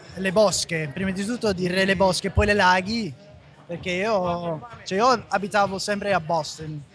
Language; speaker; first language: Italian; non-native, fluent; English